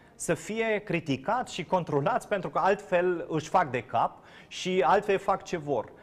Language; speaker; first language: Romanian; non-native, fluent; German